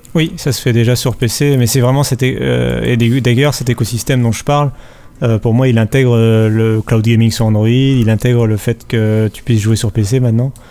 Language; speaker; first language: French; native; French